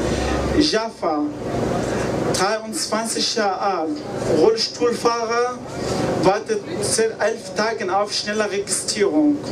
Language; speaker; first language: German; non-native, learner; Arabic